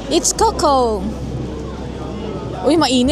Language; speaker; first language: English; non-native, local second language; Filipino